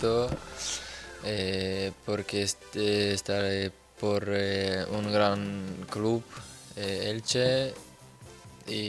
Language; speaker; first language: Spanish; non-native, learner; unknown